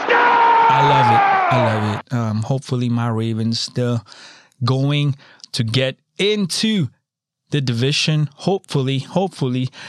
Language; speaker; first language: English; non-native, local second language; Filipino